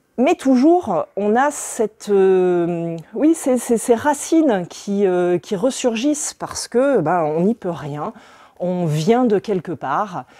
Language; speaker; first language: French; native; French